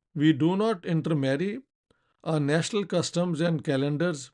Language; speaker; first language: English; non-native, local second language; Urdu